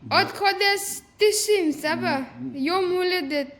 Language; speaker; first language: Hebrew; non-native, learner; Gujarati